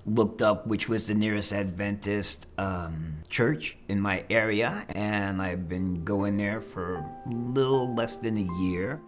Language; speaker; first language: English; native; English